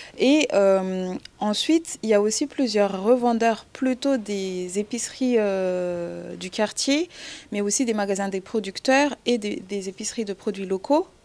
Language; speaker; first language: French; non-native, local second language; Malagasy